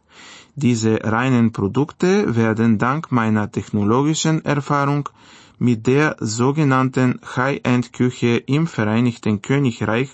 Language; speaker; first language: German; non-native, fluent; Bulgarian